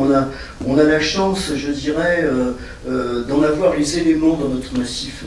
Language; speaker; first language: French; native; French